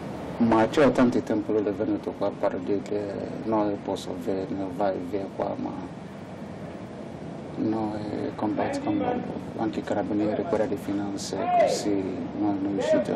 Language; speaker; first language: Italian; non-native, learner; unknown